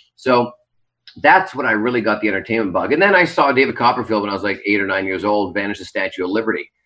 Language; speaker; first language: English; native; English